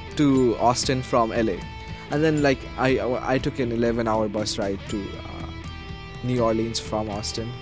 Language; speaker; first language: English; non-native, fluent; Japanese